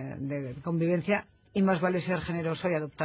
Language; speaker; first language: Spanish; native; Spanish